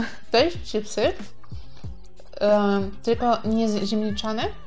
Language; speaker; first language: Polish; non-native, fluent; Russian